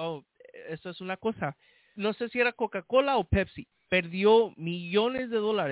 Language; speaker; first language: Spanish; early bilingual, heritage; Spanish